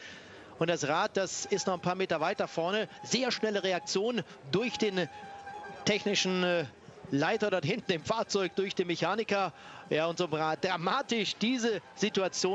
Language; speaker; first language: German; native; German